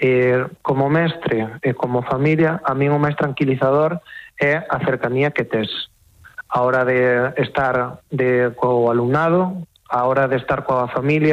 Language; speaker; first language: Galician; native; Galician